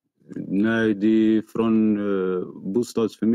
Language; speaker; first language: Swedish; non-native, fluent; Arabic